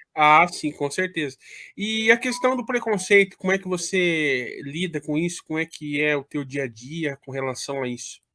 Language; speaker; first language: Portuguese; native; Portuguese